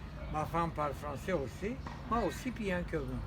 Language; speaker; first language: French; non-native, fluent; Turkish